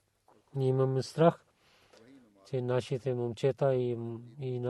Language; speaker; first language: Bulgarian; non-native, learner; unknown